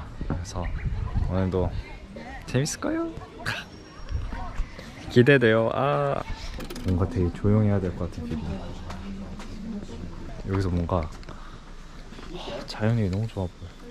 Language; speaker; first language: Korean; early bilingual, heritage; English